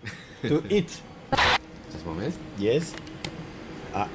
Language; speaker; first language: English; non-native, learner; French